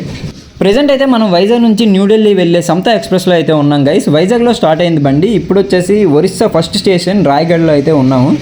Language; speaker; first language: Telugu; native; Telugu